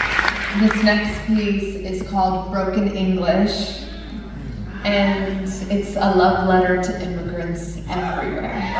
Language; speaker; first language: English; early bilingual, other home language; Punjabi